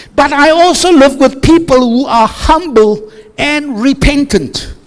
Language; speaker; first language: English; non-native, local second language; Afrikaans